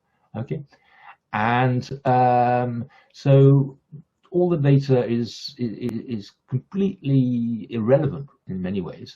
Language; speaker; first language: English; non-native, fluent; French